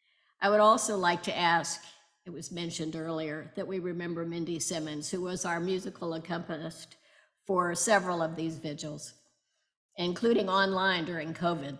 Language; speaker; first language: English; native; English